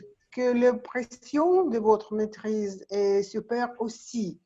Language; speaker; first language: French; non-native, learner; Russian